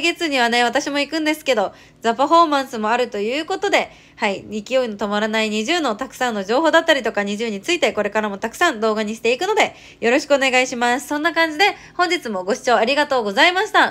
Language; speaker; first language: Japanese; native; Japanese